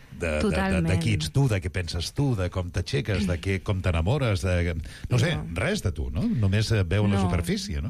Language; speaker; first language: Catalan; native; Catalan